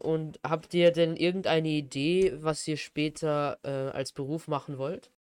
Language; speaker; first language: German; native; German